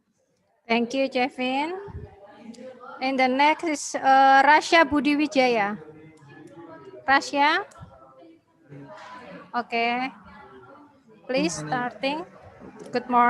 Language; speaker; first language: English; non-native, learner; Indonesian